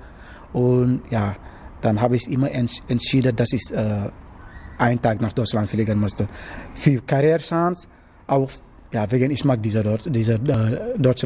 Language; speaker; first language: German; non-native, learner; Wolof